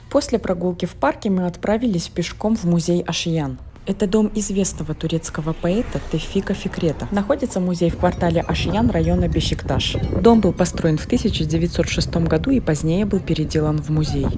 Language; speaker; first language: Russian; native; Russian